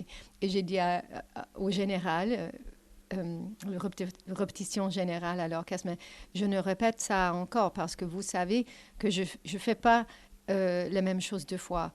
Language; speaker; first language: French; non-native, fluent; English